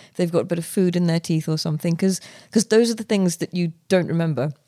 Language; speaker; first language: English; native; English